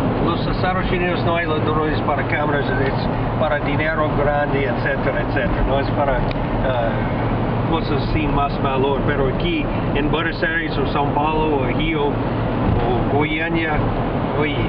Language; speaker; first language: Spanish; non-native, learner; Portuguese